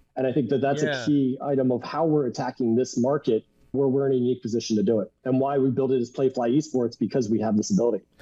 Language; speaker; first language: English; native; English